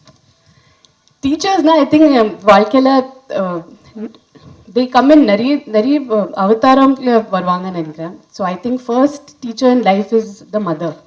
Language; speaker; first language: Tamil; non-native, fluent; Hindi